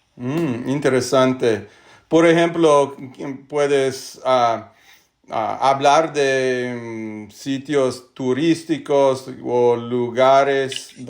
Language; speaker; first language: Spanish; non-native, learner; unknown